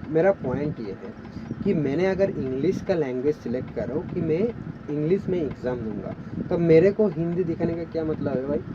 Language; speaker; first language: Hindi; non-native, local second language; Bangla